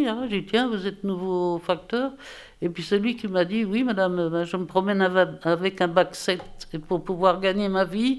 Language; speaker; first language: French; native; French